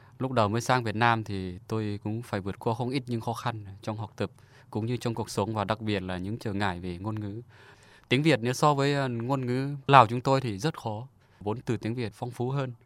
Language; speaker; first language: Vietnamese; non-native, fluent; Lao